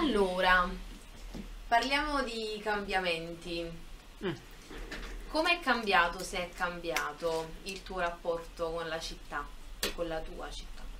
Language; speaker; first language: Italian; native; Italian